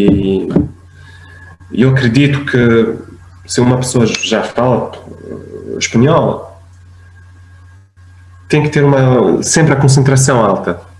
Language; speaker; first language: Portuguese; non-native, fluent; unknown